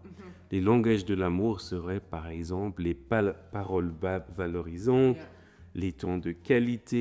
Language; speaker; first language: French; native; French